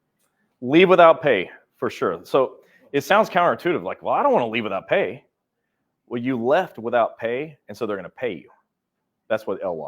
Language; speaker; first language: English; native; English